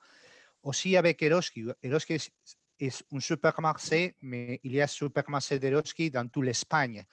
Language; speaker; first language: French; non-native, learner; Spanish